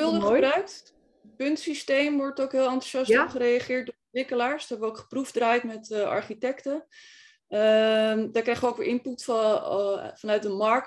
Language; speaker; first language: Dutch; native; Dutch